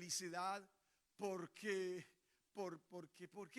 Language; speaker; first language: Spanish; native; Spanish